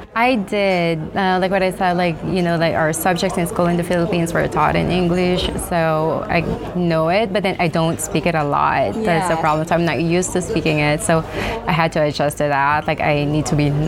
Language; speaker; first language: English; non-native, local second language; Filipino